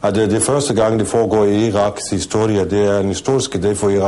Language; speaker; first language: Danish; non-native, fluent; Kurdish